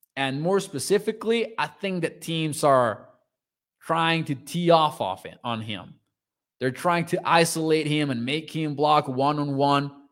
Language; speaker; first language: English; non-native, fluent; Spanish